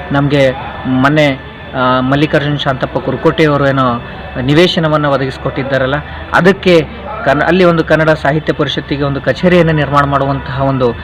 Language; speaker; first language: Kannada; native; Kannada